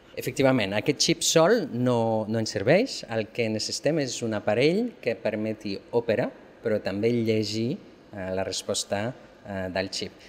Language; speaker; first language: Catalan; non-native, fluent; French